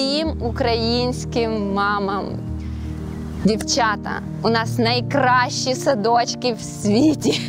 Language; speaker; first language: Ukrainian; native; Ukrainian